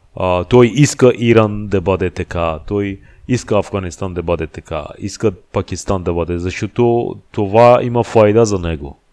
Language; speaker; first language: Bulgarian; non-native, fluent; Persian